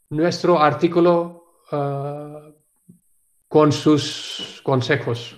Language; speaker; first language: Spanish; non-native, learner; Urdu